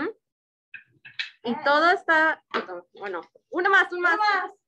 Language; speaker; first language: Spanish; early bilingual, other home language; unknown